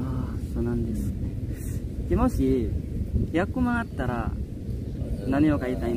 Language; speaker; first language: Japanese; non-native, learner; Indonesian